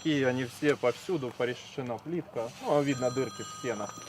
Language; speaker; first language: Russian; native; Russian